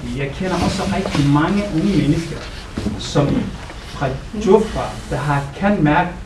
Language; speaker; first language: Danish; non-native, fluent; Somali